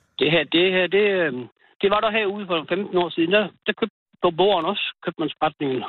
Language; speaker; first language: Danish; native; Danish